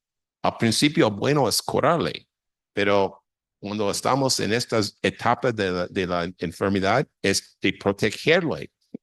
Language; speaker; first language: Spanish; non-native, fluent; English